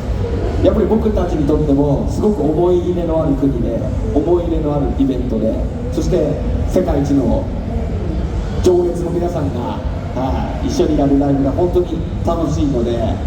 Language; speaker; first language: Japanese; native; Japanese